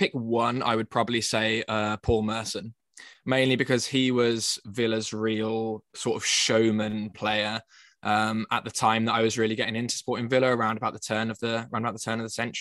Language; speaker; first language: English; native; English